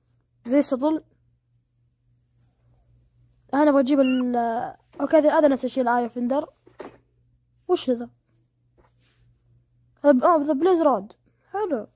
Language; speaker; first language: Arabic; native; Arabic